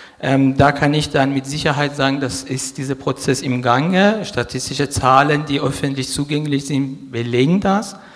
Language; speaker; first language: German; non-native, fluent; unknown